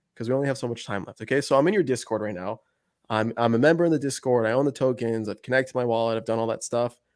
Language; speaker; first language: English; native; English